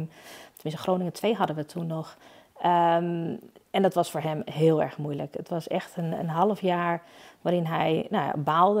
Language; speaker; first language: Dutch; native; Dutch